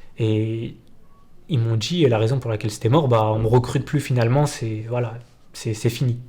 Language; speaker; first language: French; early bilingual, other home language; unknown